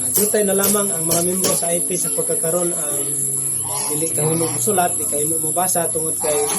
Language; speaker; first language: Cebuano; non-native, local second language; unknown